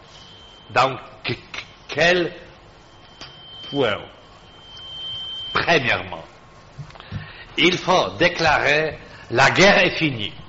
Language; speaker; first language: French; non-native, fluent; Polish